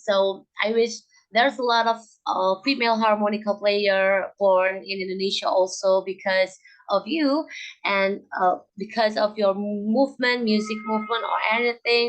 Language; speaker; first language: English; non-native, learner; Indonesian